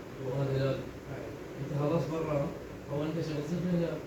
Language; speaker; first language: Arabic; non-native, learner; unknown